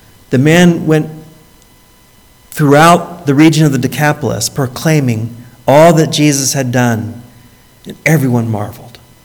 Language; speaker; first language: English; native; English